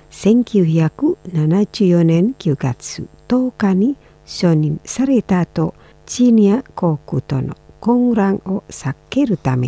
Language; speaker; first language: Japanese; non-native, fluent; Indonesian